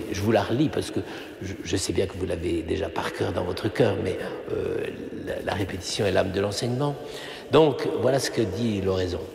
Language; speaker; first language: French; native; French